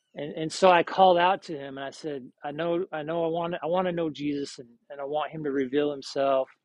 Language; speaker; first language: English; native; English